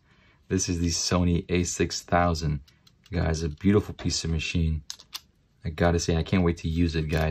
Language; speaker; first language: English; native; English